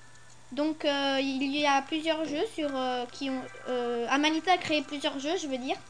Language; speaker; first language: French; native; French